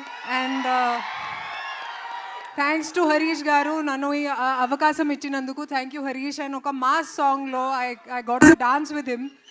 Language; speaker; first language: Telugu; non-native, local second language; Hindi